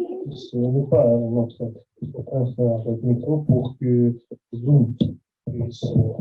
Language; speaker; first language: French; non-native, fluent; Russian